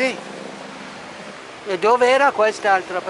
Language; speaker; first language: Italian; non-native, fluent; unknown